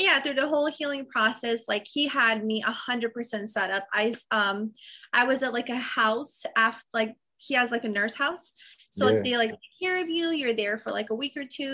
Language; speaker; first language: English; non-native, fluent; Serbian